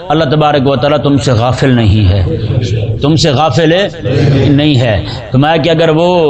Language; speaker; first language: Urdu; native; Urdu